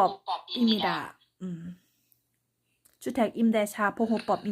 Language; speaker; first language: Korean; non-native, learner; Thai